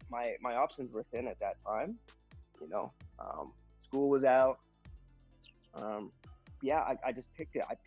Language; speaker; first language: English; native; English